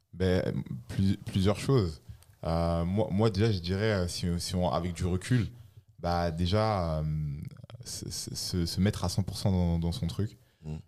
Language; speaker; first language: French; native; French